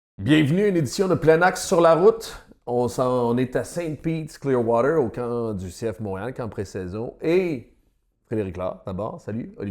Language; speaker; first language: French; native; French